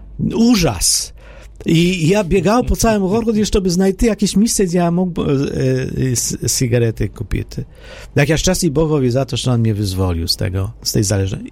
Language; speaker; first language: Polish; non-native, learner; Ukrainian